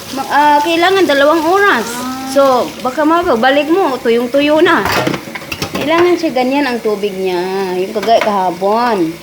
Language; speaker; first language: Filipino; non-native, local second language; Cebuano